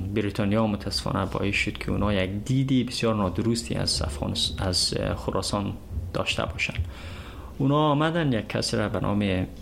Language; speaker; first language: Persian; native; Persian